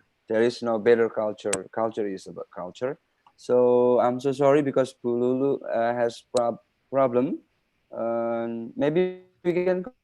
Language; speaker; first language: English; non-native, fluent; Indonesian